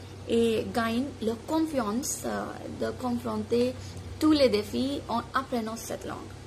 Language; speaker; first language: French; non-native, fluent; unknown